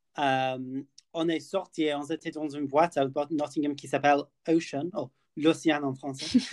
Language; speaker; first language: French; non-native, learner; English